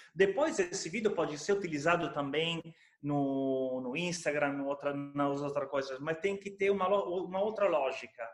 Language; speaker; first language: Portuguese; non-native, fluent; Italian